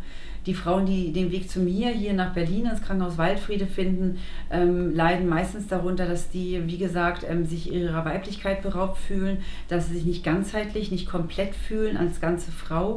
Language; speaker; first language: German; native; German